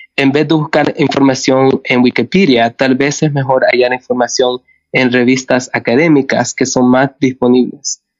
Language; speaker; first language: Spanish; early bilingual, other home language; English